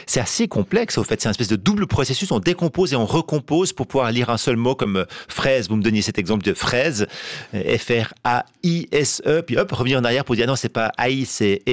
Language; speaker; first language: French; native; French